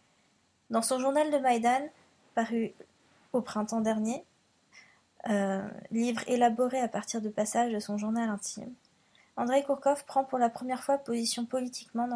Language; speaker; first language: French; native; French